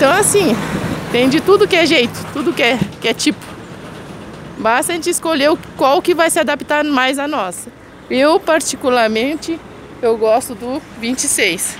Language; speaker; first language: Portuguese; native; Portuguese